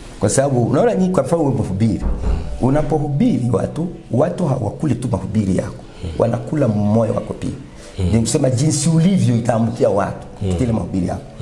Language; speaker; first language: Swahili; non-native, local second language; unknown